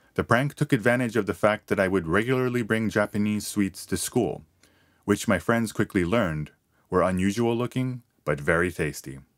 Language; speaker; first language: English; early bilingual, other home language; Japanese